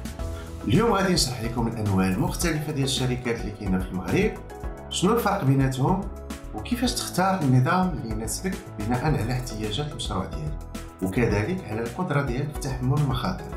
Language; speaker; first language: Arabic; native; Arabic